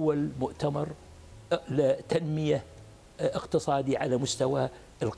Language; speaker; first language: Arabic; native; Arabic